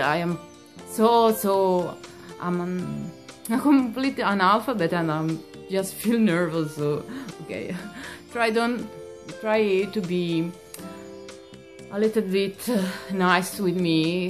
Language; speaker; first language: English; non-native, learner; Italian